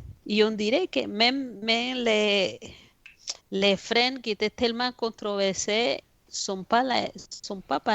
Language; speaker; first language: French; non-native, fluent; Spanish